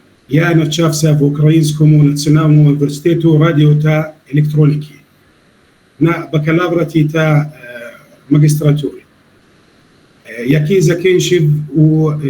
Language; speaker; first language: Ukrainian; non-native, learner; Arabic